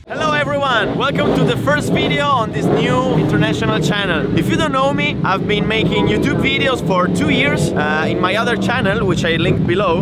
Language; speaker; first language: English; non-native, fluent; Italian